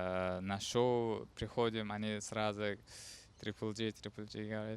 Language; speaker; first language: Russian; non-native, learner; Uzbek